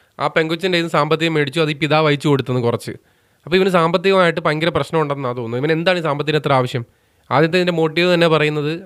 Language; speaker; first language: Malayalam; native; Malayalam